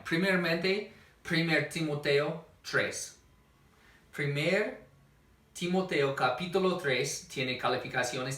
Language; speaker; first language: Spanish; non-native, fluent; English